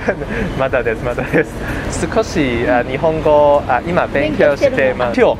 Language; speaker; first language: Japanese; non-native, learner; Cantonese